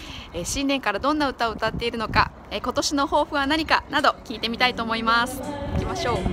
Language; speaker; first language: Japanese; native; Japanese